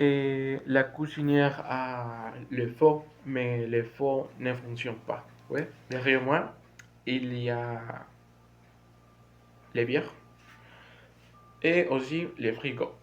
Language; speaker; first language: French; non-native, learner; Spanish